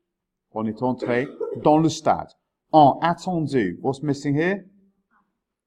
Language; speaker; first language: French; non-native, fluent; English